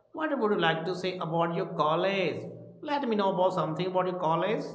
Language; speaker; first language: English; non-native, local second language; Hindi